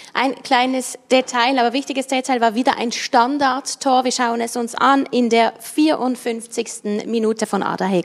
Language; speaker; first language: German; native; German